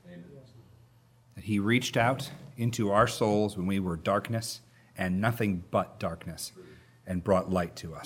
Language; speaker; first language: English; native; English